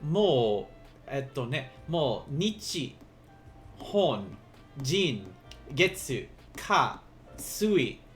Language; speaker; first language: Japanese; non-native, learner; English